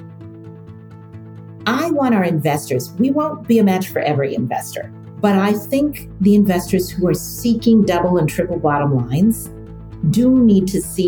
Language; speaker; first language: English; native; English